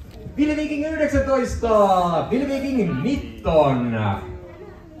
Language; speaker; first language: Swedish; non-native, local second language; Finnish